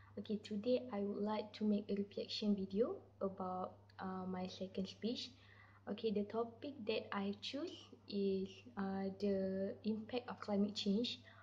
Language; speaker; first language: English; non-native, learner; Malay